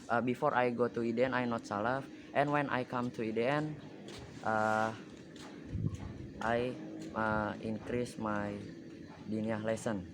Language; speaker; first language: English; non-native, learner; Indonesian